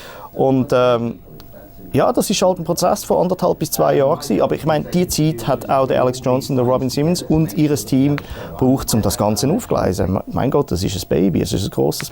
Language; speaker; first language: German; native; German